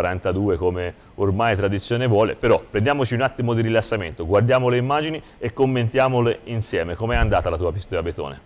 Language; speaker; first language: Italian; native; Italian